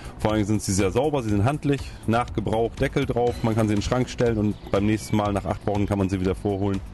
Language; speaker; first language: German; native; German